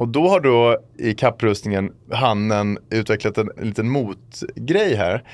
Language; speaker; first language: Swedish; native; Swedish